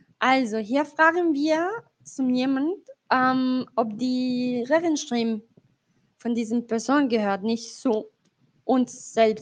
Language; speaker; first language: German; non-native, learner; Spanish